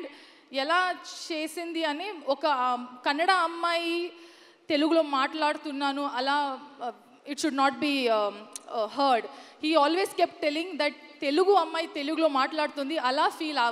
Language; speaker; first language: Telugu; non-native, local second language; Kannada